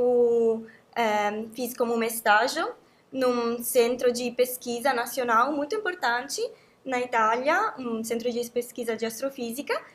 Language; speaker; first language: Portuguese; non-native, fluent; Italian